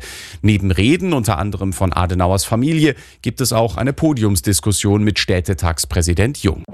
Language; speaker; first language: German; native; German